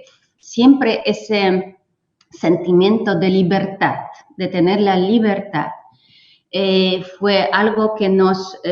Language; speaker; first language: Spanish; non-native, fluent; Polish